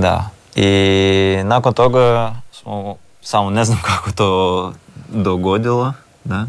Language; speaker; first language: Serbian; non-native, learner; Russian